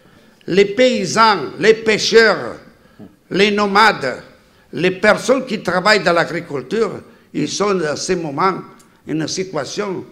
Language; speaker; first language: French; non-native, fluent; Italian